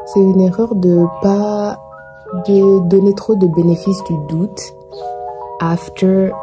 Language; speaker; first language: French; non-native, local second language; Rundi